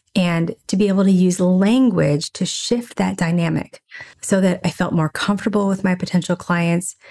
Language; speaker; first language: English; native; English